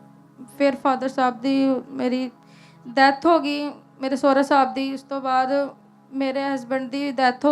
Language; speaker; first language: Hindi; non-native, local second language; Punjabi